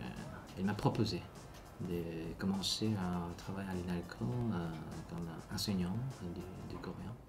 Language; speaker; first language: French; non-native, learner; Korean